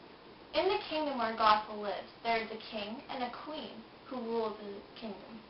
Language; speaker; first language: English; native; English